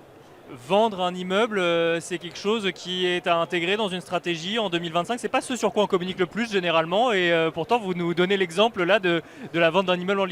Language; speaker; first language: French; native; French